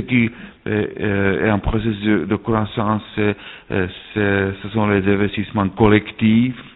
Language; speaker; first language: French; non-native, fluent; Czech